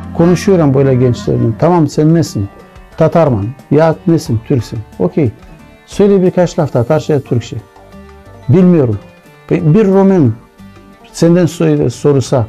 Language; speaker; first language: Turkish; non-native, learner; Crimean Tatar